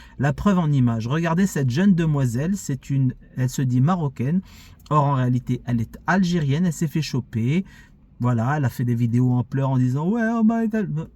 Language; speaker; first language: French; early bilingual, other home language; Arabic